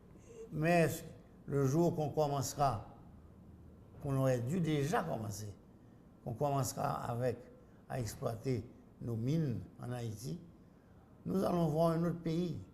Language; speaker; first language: French; non-native, local second language; Haitian Creole